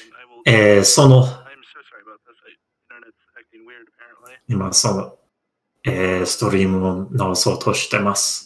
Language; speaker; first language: Japanese; non-native, learner; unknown